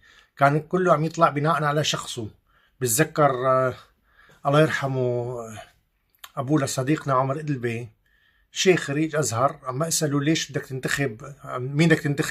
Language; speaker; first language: Arabic; native; Arabic